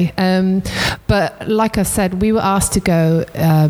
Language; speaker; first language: English; native; English